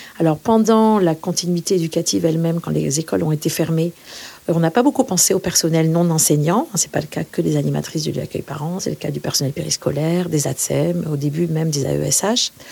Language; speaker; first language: French; native; French